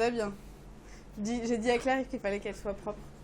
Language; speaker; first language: French; early bilingual, other home language; Persian